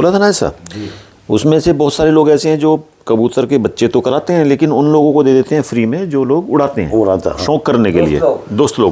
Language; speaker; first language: Hindi; native; Hindi